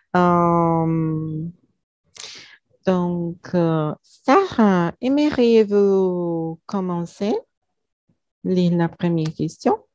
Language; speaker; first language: French; non-native, learner; Portuguese